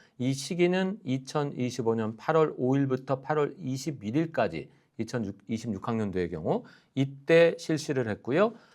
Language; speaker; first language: Korean; native; Korean